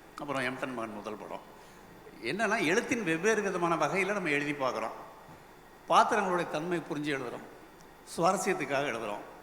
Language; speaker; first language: Tamil; native; Tamil